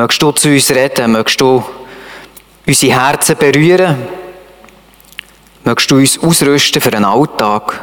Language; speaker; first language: German; native; German